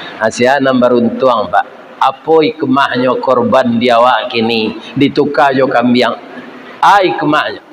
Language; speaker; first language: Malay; non-native, local second language; Minangkabau